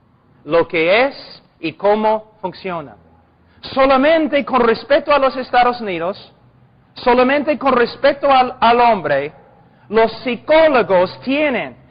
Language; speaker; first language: Spanish; non-native, fluent; English